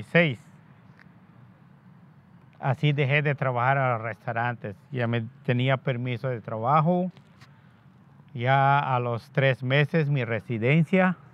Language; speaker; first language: Spanish; non-native, local second language; Yucateco